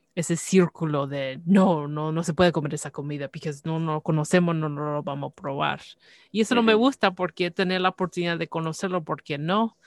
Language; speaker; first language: Spanish; early bilingual, heritage; Spanish